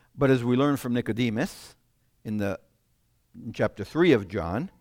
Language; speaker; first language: English; non-native, fluent; Italian